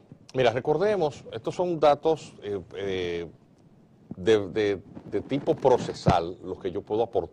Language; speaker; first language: Spanish; native; Spanish